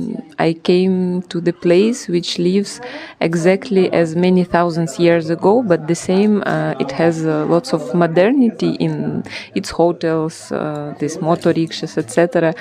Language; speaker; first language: English; non-native, fluent; Russian